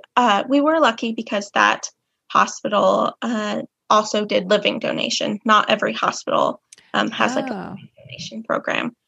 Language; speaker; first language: English; native; English